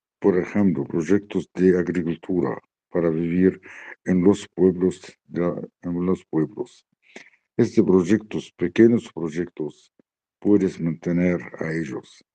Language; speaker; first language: Spanish; non-native, learner; Arabic